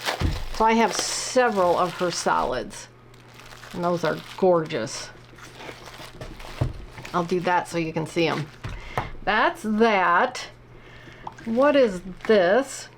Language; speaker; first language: English; native; English